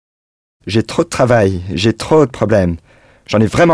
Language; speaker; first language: French; non-native, learner; English